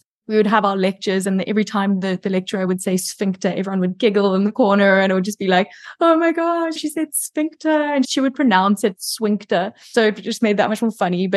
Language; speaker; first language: English; native; English